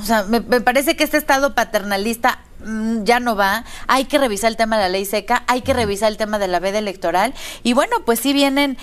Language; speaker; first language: Spanish; native; Spanish